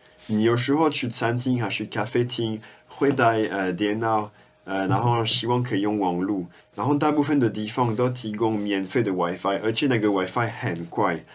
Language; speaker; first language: Chinese; non-native, fluent; French